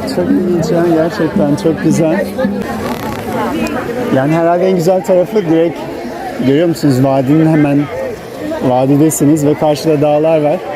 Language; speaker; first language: Turkish; native; Turkish